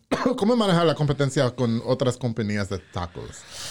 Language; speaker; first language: Spanish; non-native, learner; English